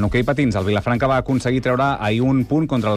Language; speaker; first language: Catalan; native; Catalan